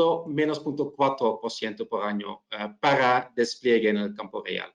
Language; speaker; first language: Spanish; non-native, fluent; Dutch